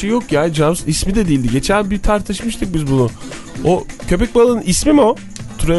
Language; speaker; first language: Turkish; native; Turkish